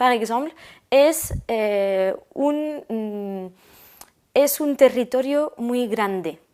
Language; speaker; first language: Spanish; non-native, fluent; French